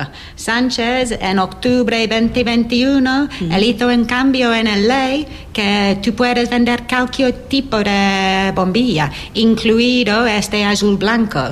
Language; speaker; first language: Spanish; non-native, learner; English